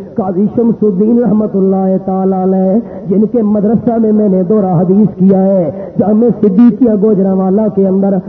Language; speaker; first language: Urdu; non-native, local second language; Pashto